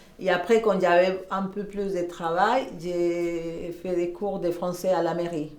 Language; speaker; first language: French; non-native, learner; Spanish